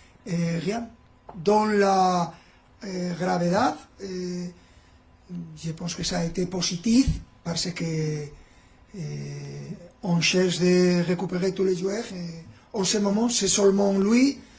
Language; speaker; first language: French; non-native, fluent; Spanish